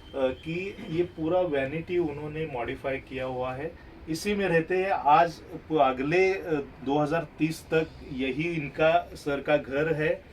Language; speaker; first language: Hindi; non-native, local second language; Marathi